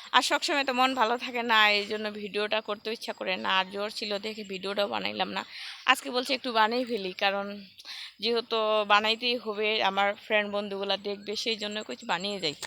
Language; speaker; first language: Bangla; non-native, local second language; Rangpuri